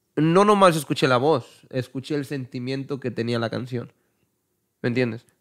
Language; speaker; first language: Spanish; early bilingual, heritage; Spanish